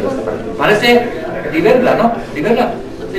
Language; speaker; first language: Spanish; non-native, learner; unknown